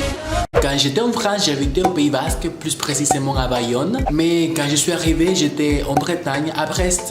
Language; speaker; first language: French; non-native, fluent; Spanish